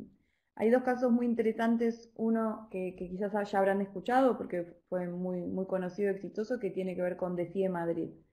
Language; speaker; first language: Spanish; native; Spanish